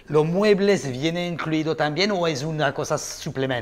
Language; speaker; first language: Spanish; non-native, learner; French